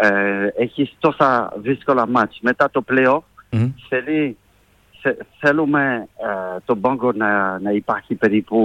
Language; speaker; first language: Greek; non-native, fluent; French